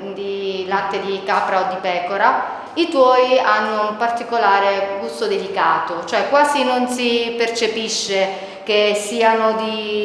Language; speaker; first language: Italian; native; Italian